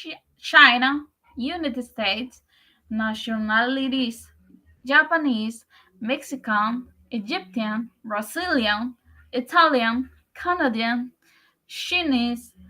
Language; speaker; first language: English; non-native, learner; Spanish